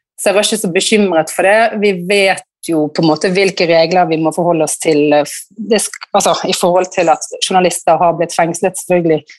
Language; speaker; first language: Norwegian; native; Norwegian